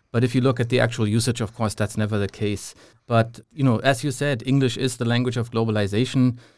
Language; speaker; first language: English; non-native, fluent; German